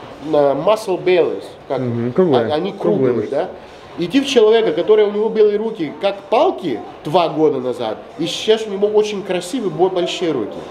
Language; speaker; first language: Russian; non-native, fluent; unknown